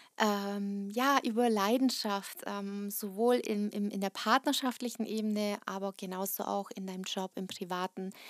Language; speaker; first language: German; early bilingual, other home language; Russian